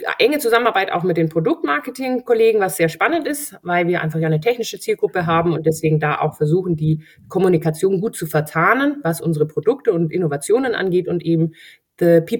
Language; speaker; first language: German; native; German